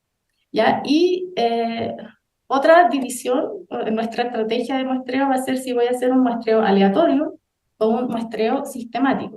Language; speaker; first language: Spanish; native; Spanish